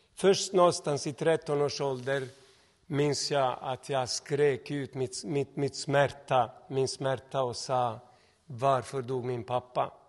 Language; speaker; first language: Swedish; non-native, fluent; Serbian